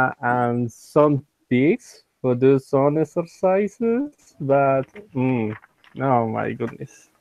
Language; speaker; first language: English; non-native, learner; Spanish